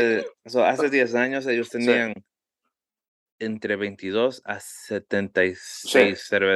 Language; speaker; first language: Spanish; early bilingual, heritage; Spanish